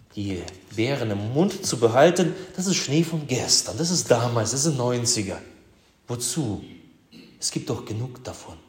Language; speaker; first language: German; early bilingual, other home language; Russian